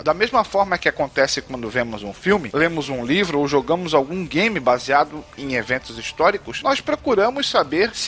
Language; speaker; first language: Portuguese; native; Portuguese